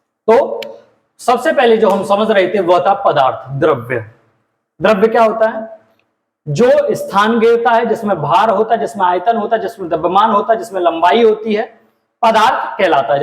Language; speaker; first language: Hindi; native; Hindi